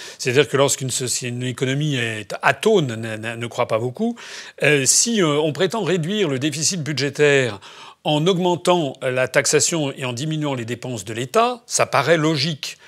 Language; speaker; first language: French; native; French